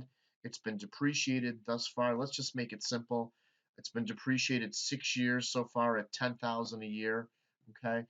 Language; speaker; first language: English; native; English